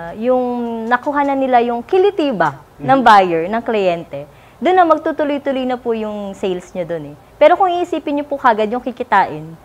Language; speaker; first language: Filipino; native; Filipino